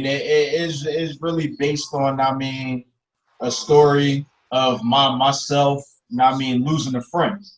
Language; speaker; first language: English; native; English